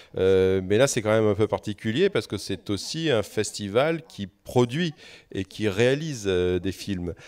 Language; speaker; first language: French; native; French